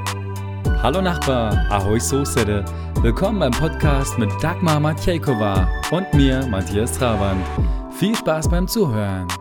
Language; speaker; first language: German; native; German